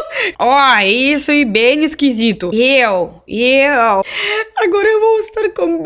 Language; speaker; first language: Portuguese; non-native, learner; Russian